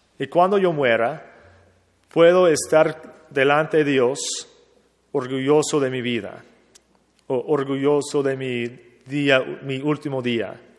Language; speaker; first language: Spanish; non-native, fluent; English